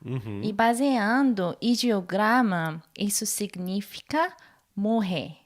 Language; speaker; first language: Portuguese; non-native, learner; Korean